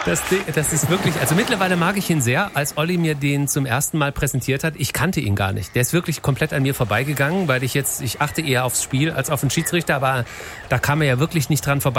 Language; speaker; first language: German; native; German